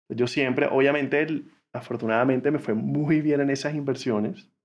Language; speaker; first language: Spanish; native; Spanish